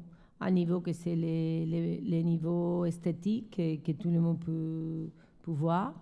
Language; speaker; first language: French; non-native, learner; Spanish